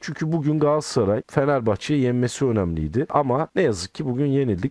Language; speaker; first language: Turkish; native; Turkish